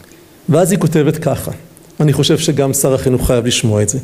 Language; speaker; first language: Hebrew; native; Hebrew